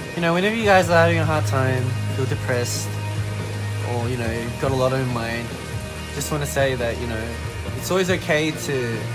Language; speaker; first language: English; native; English